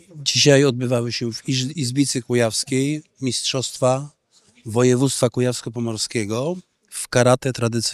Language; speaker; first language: Polish; native; Polish